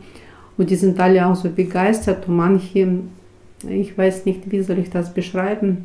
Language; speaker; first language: German; non-native, fluent; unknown